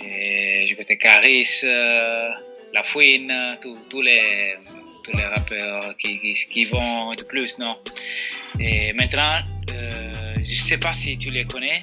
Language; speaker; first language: French; non-native, fluent; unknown